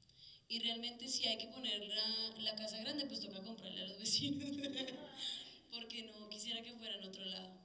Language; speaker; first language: Spanish; native; Spanish